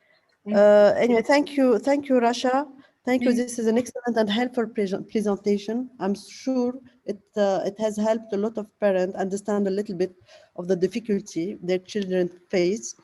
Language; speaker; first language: English; non-native, fluent; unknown